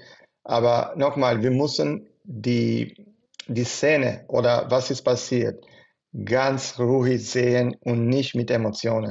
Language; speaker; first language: German; non-native, fluent; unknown